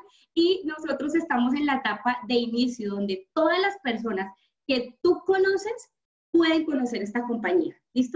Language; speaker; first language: Spanish; native; Spanish